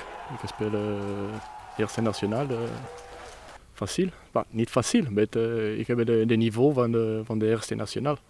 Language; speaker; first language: Dutch; non-native, learner; French